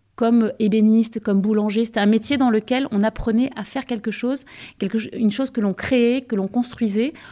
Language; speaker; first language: French; native; French